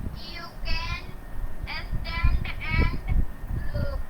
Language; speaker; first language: English; non-native, learner; Bangla